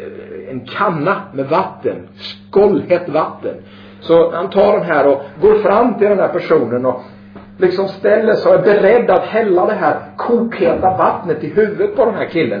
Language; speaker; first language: Swedish; native; Swedish